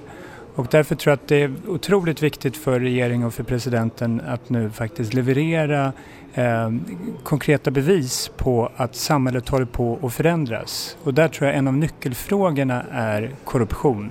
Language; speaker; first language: Swedish; native; Swedish